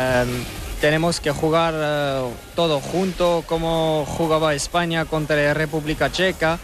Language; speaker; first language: Spanish; non-native, learner; French